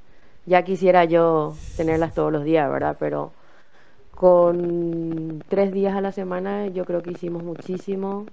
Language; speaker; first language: Spanish; native; Spanish